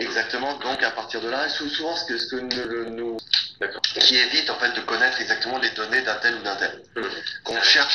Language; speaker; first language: French; native; French